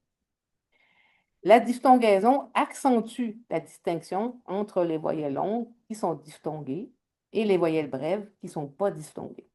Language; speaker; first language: French; native; French